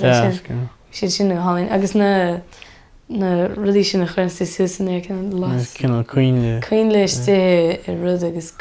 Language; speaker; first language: Irish; native; Irish